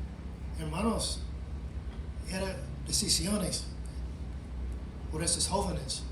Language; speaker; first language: Spanish; non-native, fluent; English